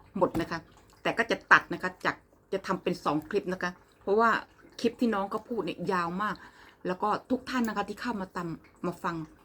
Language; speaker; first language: Thai; native; Thai